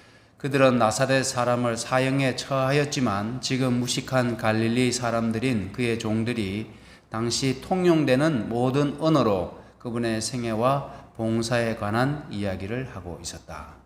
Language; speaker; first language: Korean; native; Korean